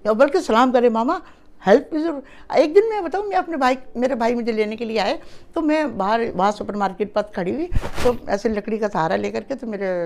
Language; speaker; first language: Urdu; early bilingual, heritage; Urdu